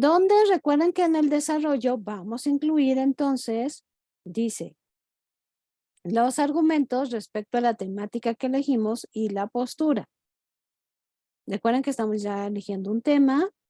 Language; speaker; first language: Spanish; native; Spanish